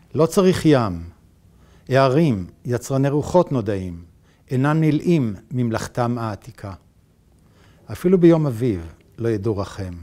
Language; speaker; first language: Hebrew; native; Hebrew